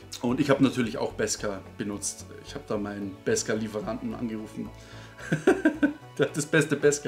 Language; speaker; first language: German; native; German